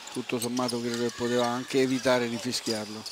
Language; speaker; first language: Italian; native; Italian